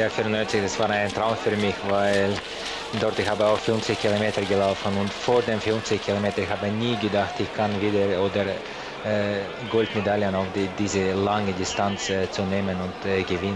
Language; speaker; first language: German; non-native, learner; Russian